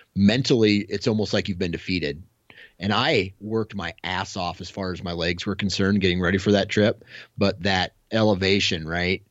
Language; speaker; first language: English; native; English